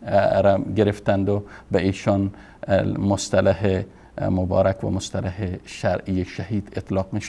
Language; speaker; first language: Persian; native; Persian